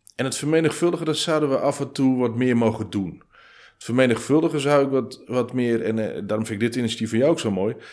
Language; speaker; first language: Dutch; native; Dutch